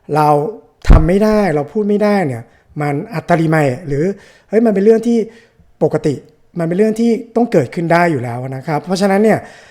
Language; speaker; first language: Thai; native; Thai